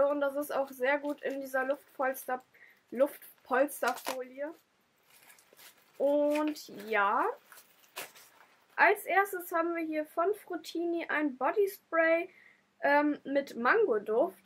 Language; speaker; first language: German; native; German